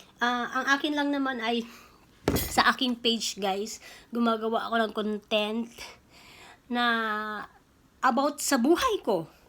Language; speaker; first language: Filipino; non-native, local second language; Cebuano